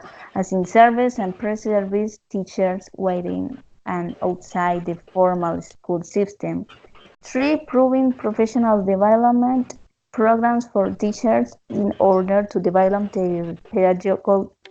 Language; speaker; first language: English; non-native, learner; Spanish